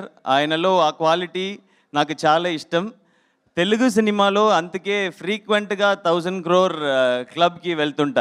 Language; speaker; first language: Telugu; non-native, learner; Tamil